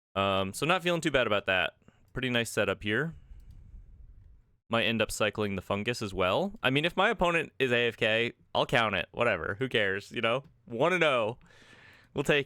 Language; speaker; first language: English; native; English